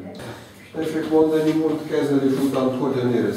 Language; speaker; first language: Hungarian; non-native, learner; Russian